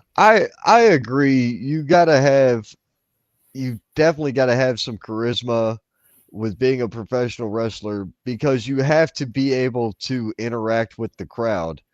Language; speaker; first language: English; native; English